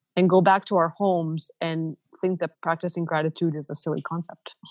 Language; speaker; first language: English; non-native, fluent; Ukrainian